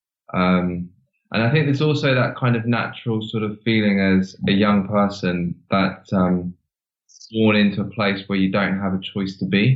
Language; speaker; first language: English; native; English